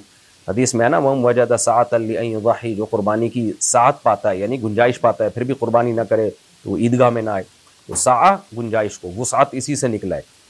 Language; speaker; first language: Urdu; native; Urdu